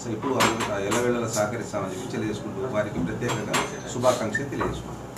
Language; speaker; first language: Telugu; native; Telugu